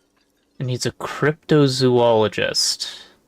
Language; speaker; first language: English; native; English